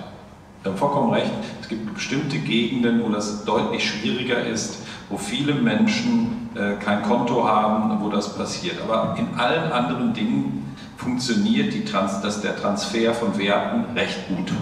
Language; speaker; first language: German; native; German